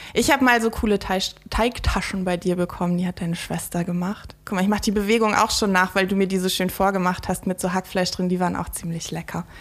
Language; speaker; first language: German; native; German